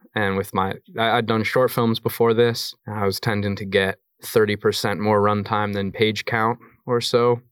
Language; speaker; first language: English; native; English